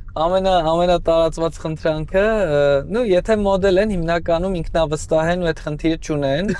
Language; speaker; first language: Armenian; native; Armenian